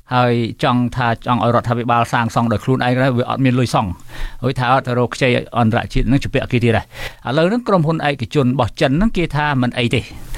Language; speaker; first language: Khmer; native; Khmer